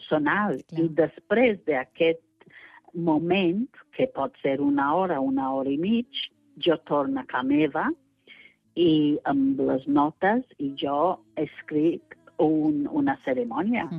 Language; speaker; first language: Catalan; non-native, fluent; English